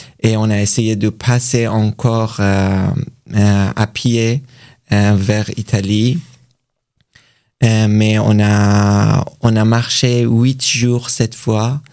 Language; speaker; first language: French; non-native, learner; Persian